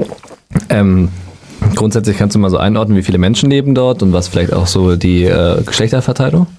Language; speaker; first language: German; native; German